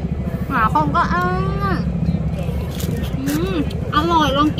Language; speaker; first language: Vietnamese; early bilingual, heritage; Vietnamese